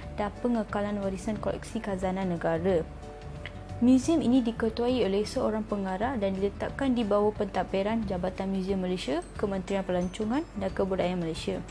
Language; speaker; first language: Malay; non-native, local second language; Tamil